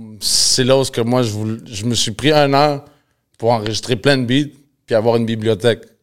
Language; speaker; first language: French; early bilingual, other home language; Spanish